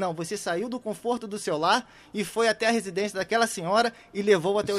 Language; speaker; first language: Portuguese; native; Portuguese